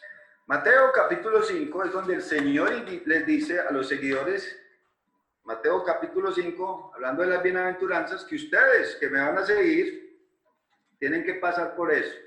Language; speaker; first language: Spanish; native; Spanish